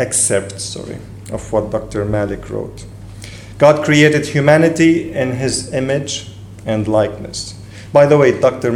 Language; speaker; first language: English; non-native, fluent; Arabic